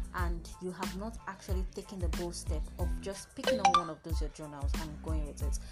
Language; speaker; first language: English; non-native, local second language; Yoruba